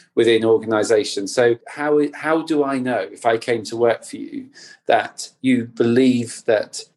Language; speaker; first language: English; native; English